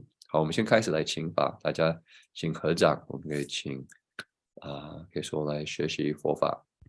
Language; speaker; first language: Chinese; early bilingual, heritage; English